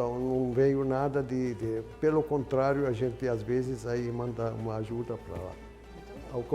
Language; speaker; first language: Portuguese; non-native, fluent; Arabic